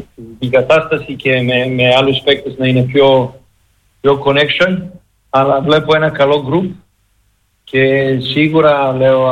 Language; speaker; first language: Greek; non-native, learner; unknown